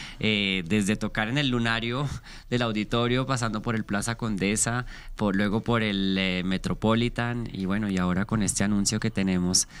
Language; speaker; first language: Spanish; native; Spanish